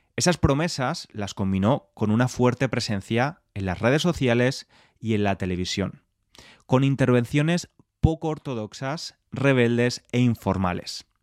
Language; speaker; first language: Spanish; native; Spanish